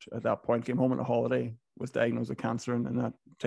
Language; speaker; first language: English; native; English